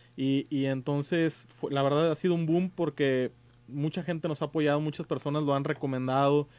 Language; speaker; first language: Spanish; native; Spanish